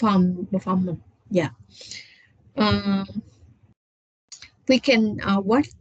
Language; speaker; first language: English; non-native, learner; Vietnamese